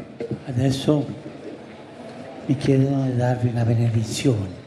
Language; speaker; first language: Italian; non-native, fluent; Spanish